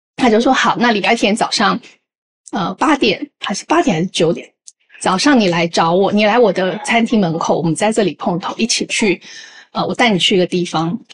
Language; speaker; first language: Chinese; native; Chinese